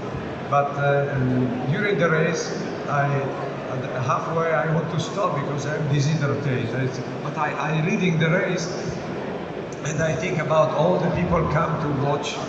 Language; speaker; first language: English; non-native, learner; Italian